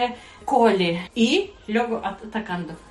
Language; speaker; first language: Spanish; non-native, learner; Ukrainian